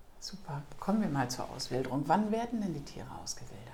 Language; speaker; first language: German; native; German